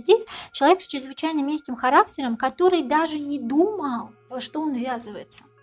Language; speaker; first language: Russian; native; Russian